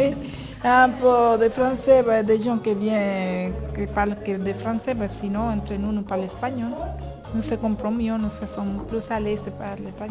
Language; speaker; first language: French; non-native, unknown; Spanish